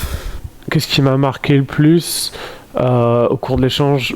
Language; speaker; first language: French; native; French